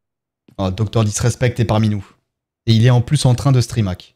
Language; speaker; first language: French; native; French